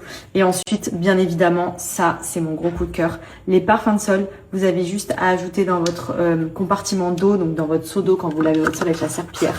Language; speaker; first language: French; native; French